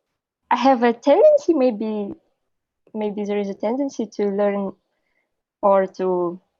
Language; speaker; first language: English; non-native, learner; Russian